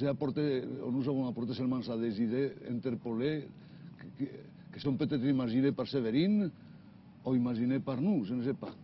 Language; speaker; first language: French; non-native, fluent; Spanish